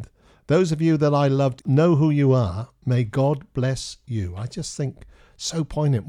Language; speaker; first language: English; native; English